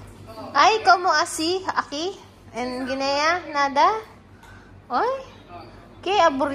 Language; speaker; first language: Spanish; non-native, learner; Filipino